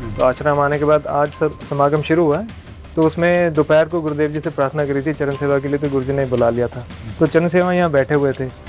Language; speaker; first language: Hindi; native; Hindi